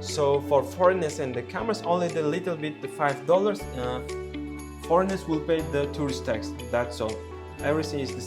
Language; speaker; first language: English; non-native, local second language; Uzbek